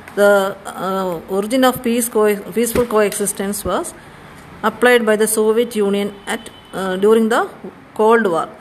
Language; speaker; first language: English; non-native, local second language; Malayalam